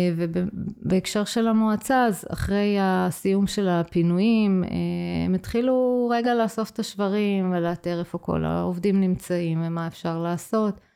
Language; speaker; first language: Hebrew; native; Hebrew